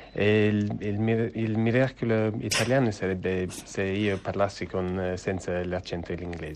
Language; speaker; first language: Italian; native; Italian